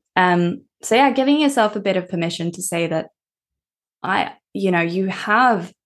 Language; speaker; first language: English; early bilingual, other home language; Norwegian